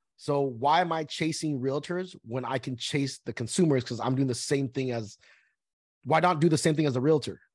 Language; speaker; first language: English; early bilingual, other home language; Vietnamese